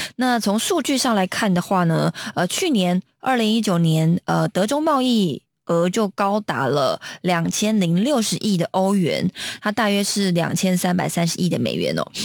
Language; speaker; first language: Chinese; native; Chinese